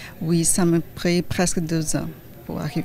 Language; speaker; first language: French; non-native, fluent; Portuguese